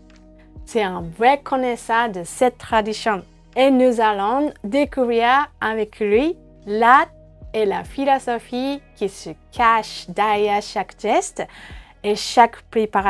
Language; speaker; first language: French; non-native, fluent; Japanese